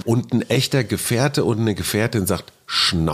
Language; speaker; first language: German; native; German